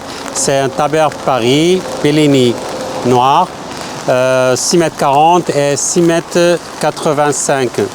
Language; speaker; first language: French; non-native, fluent; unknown